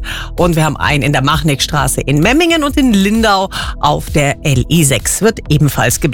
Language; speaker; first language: German; native; German